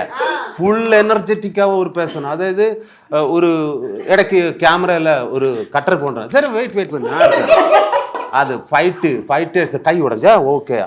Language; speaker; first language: Tamil; non-native, learner; Malayalam